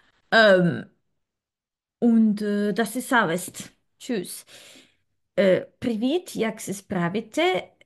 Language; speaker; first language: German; non-native, learner; Serbian